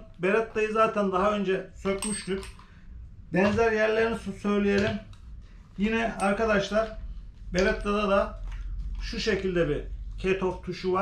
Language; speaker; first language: Turkish; native; Turkish